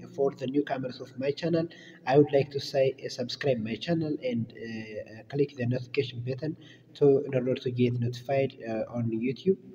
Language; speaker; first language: English; non-native, learner; Amharic